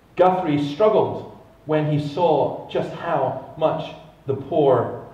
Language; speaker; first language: English; native; English